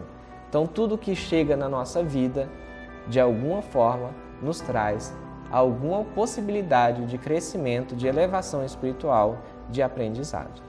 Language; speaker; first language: Portuguese; native; Portuguese